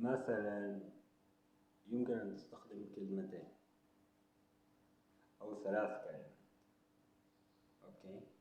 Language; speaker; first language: Arabic; non-native, local second language; Hausa